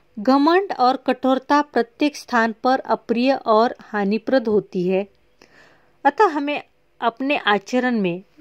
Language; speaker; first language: Hindi; non-native, local second language; Marathi